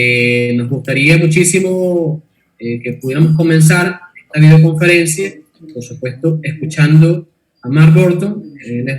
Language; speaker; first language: Spanish; native; Spanish